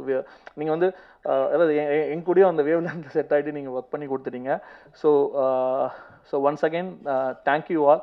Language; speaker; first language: Tamil; native; Tamil